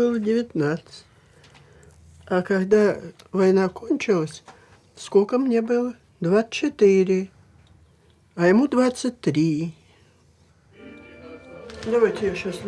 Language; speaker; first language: Russian; native; Russian